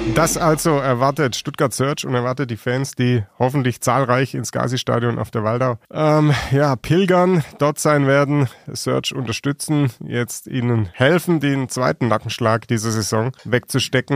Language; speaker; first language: German; native; German